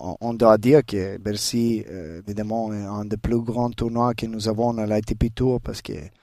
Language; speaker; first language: French; non-native, learner; Serbian